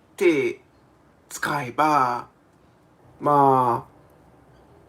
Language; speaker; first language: Japanese; non-native, learner; English